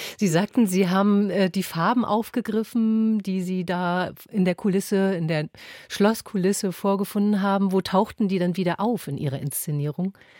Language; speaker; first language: German; native; German